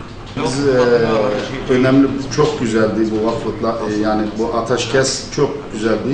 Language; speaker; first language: Turkish; non-native, fluent; Arabic